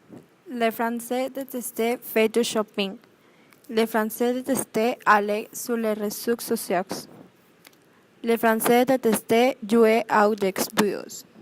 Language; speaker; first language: French; non-native, learner; Spanish